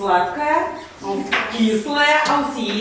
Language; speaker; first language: Russian; native; Russian